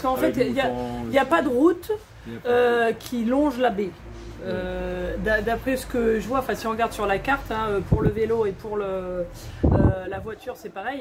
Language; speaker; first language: French; native; French